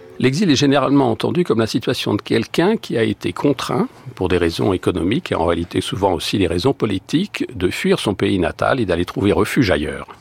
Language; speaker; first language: French; native; French